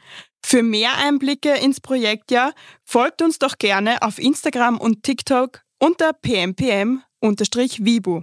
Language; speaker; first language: German; native; German